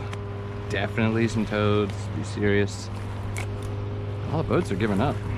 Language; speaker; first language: English; native; English